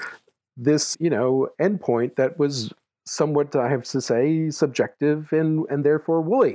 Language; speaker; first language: English; native; English